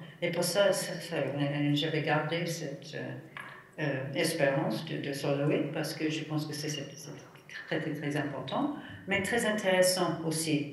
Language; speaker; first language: French; non-native, fluent; English